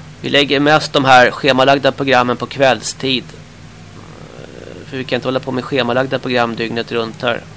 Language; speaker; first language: Swedish; native; Swedish